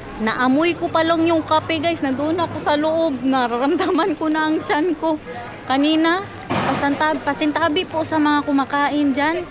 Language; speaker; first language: Filipino; non-native, local second language; Cebuano